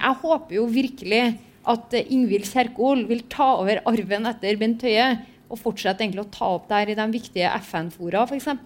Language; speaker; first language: Norwegian; native; Norwegian